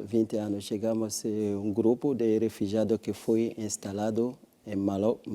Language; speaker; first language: Portuguese; non-native, learner; French